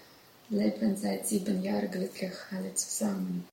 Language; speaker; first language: German; non-native, learner; Russian